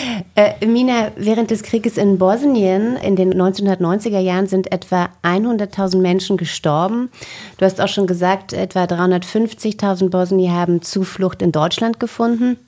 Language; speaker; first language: German; native; German